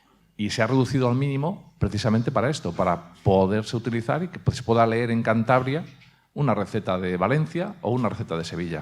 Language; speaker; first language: Spanish; native; Spanish